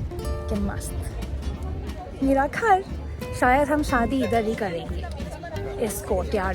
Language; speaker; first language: Hindi; non-native, local second language; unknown